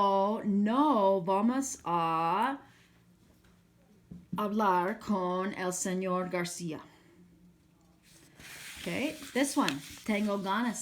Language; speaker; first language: Spanish; non-native, fluent; English